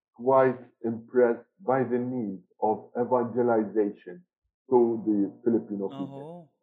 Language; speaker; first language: English; non-native, fluent; Maltese